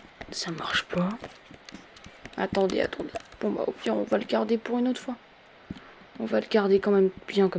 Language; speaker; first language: French; native; French